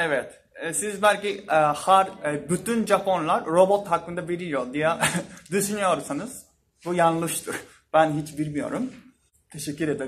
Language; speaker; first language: Turkish; non-native, learner; Japanese